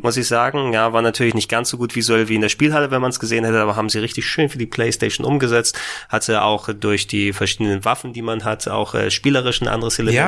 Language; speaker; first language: German; native; German